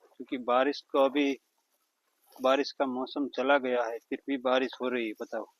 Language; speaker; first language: Hindi; non-native, local second language; Gujarati